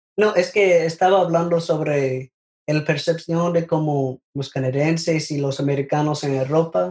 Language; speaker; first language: Spanish; non-native, learner; English